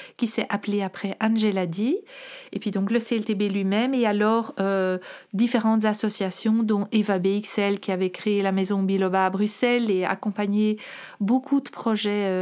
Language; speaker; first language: French; native; French